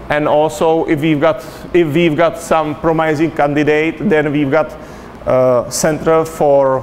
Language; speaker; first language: English; non-native, fluent; Czech